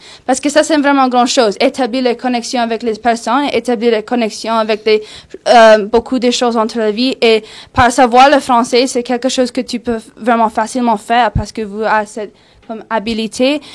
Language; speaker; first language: French; non-native, local second language; English